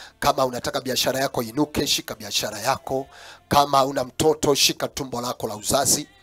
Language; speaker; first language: Swahili; non-native, local second language; Kamba